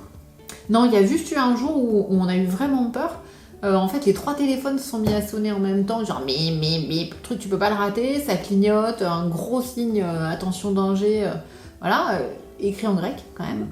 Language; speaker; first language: French; native; French